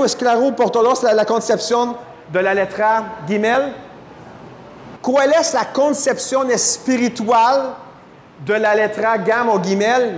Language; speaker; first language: Spanish; non-native, fluent; French